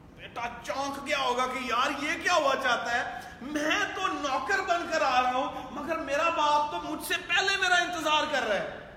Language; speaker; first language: Urdu; non-native, local second language; Punjabi